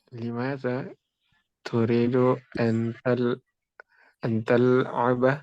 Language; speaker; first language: Arabic; non-native, learner; Indonesian